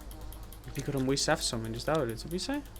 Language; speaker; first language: German; native; German